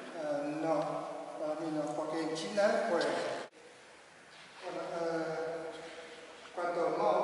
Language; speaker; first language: Spanish; non-native, learner; Chinese